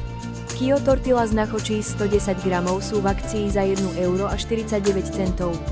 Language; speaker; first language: Slovak; native; Slovak